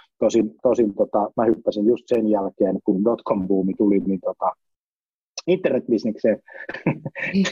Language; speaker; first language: Finnish; native; Finnish